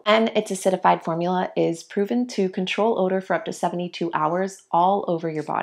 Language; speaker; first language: English; native; English